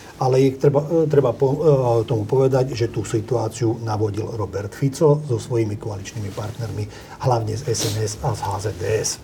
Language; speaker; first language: Slovak; non-native, local second language; Hungarian